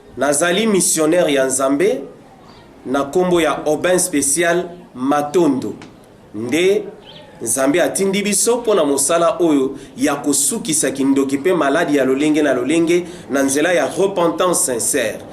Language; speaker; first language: Lingala; native; Lingala